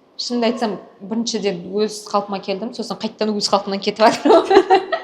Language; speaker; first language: Kazakh; native; Kazakh